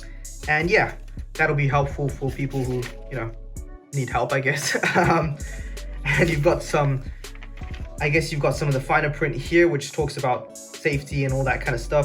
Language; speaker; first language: English; native; English